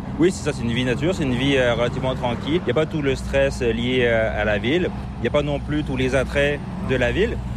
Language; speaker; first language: French; native; French